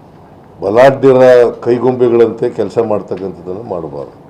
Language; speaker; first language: Kannada; native; Kannada